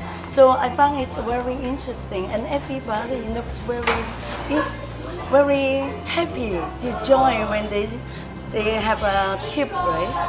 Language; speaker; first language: English; non-native, fluent; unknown